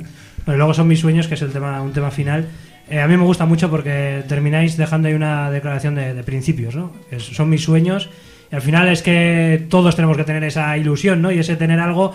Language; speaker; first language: Spanish; native; Spanish